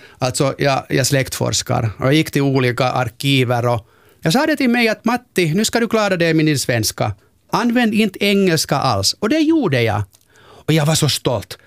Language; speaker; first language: Swedish; non-native, local second language; Finnish